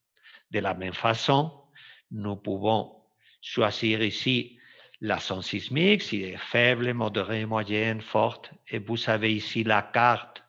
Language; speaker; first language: French; non-native, fluent; Spanish